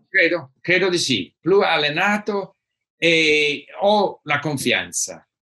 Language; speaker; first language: Italian; non-native, learner; English